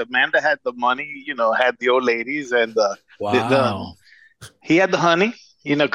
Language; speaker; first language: English; non-native, fluent; Spanish